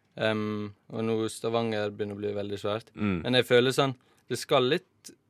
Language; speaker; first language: Norwegian; native; Norwegian